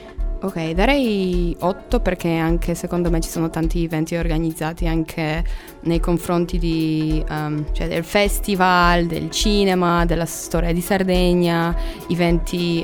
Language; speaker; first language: Italian; non-native, fluent; Polish